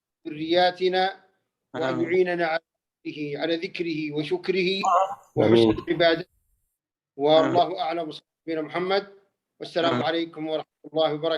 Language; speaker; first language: Arabic; native; Arabic